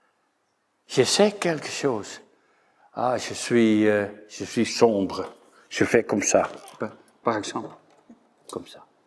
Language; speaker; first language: French; non-native, fluent; Dutch